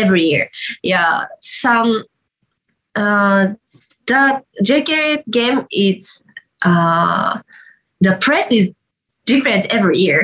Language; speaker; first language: English; non-native, learner; Japanese